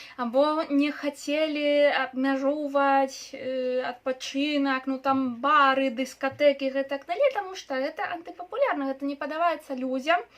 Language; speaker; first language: Belarusian; non-native, local second language; Russian